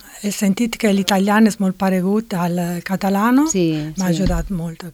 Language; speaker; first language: Catalan; non-native, fluent; Italian